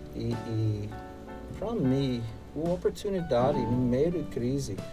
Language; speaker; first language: Portuguese; non-native, fluent; English